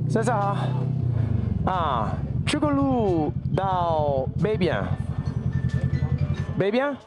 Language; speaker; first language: Chinese; non-native, learner; English